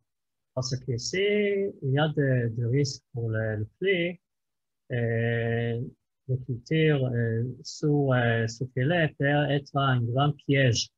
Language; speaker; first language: French; non-native, fluent; Hebrew